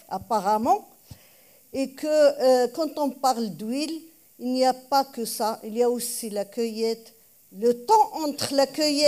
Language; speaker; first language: French; non-native, local second language; Arabic